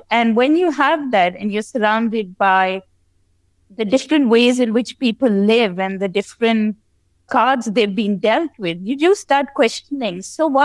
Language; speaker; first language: English; non-native, local second language; Hindi